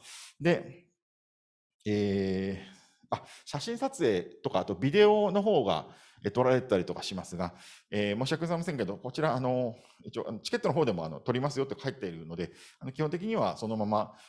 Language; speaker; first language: Japanese; native; Japanese